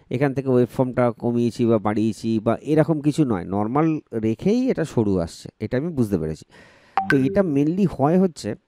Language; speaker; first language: Bangla; native; Bangla